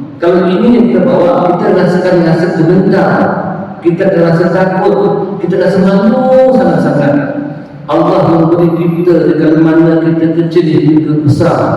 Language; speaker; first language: Malay; native; Malay